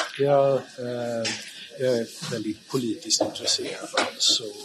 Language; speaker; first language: Norwegian; non-native, learner; Swedish